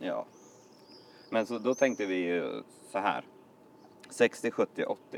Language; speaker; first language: Swedish; native; Swedish